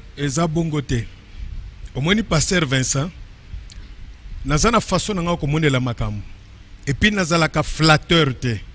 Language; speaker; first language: Lingala; native; Lingala